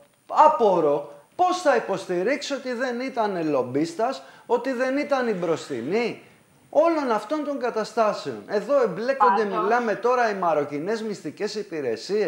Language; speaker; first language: Greek; native; Greek